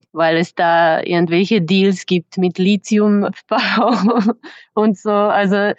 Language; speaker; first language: German; non-native, fluent; Serbian